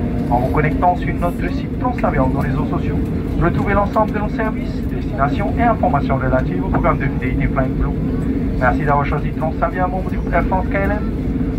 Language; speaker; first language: French; native; French